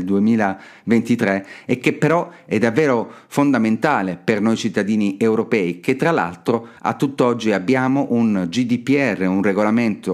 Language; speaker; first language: Italian; native; Italian